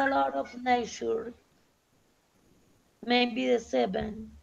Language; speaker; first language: English; non-native, learner; Spanish